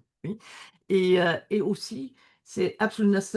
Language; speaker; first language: French; non-native, learner; English